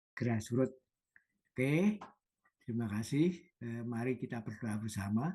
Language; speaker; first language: Indonesian; native; Indonesian